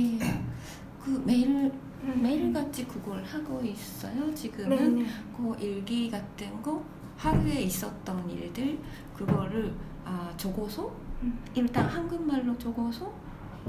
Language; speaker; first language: Korean; non-native, fluent; Japanese